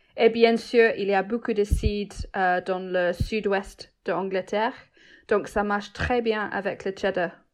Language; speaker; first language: French; non-native, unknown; English